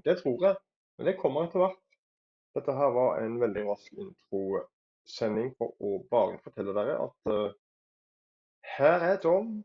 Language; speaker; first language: Norwegian; native; Norwegian